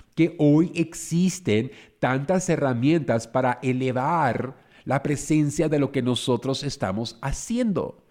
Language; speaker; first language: Spanish; native; Spanish